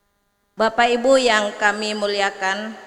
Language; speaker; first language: Indonesian; native; Indonesian